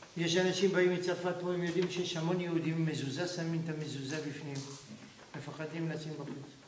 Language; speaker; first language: Hebrew; non-native, fluent; French